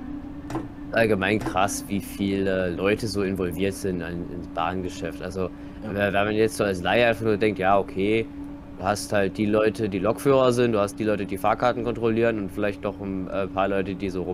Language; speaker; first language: German; native; German